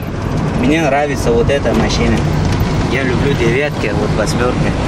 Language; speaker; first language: Russian; non-native, fluent; Uzbek